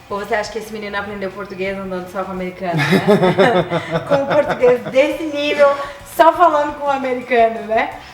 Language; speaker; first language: Portuguese; native; Portuguese